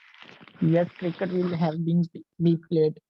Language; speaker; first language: English; non-native, learner; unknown